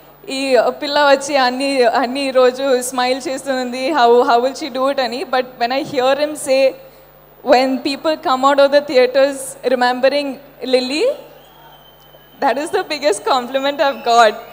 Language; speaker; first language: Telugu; non-native, fluent; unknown